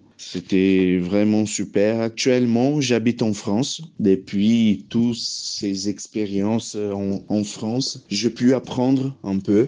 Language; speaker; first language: French; non-native, fluent; Portuguese